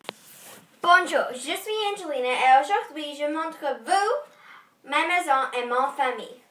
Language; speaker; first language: French; non-native, learner; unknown